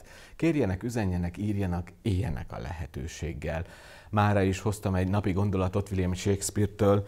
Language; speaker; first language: Hungarian; native; Hungarian